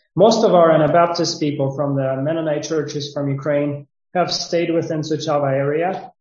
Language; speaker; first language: English; non-native, fluent; Ukrainian